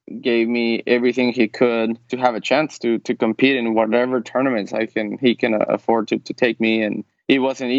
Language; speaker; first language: English; non-native, fluent; Spanish